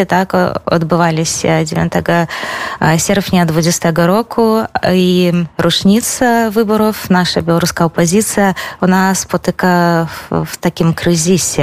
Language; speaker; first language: Polish; non-native, fluent; Belarusian